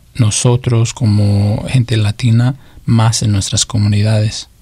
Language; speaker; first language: Spanish; early bilingual, heritage; Spanish